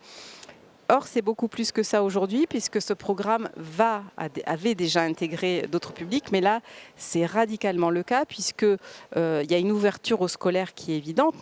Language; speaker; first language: French; native; French